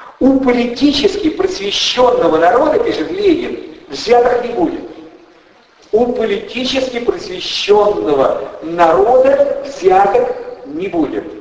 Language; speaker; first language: Russian; native; Russian